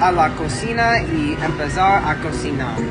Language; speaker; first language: Spanish; non-native, learner; English